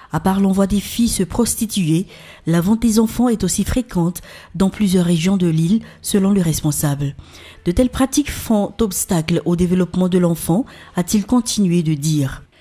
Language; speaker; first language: French; non-native, local second language; Malagasy